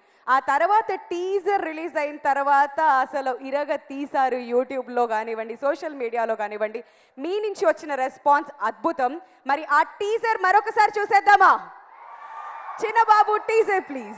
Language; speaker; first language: Telugu; native; Telugu